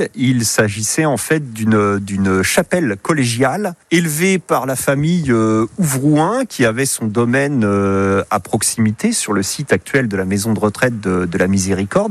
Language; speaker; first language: French; native; French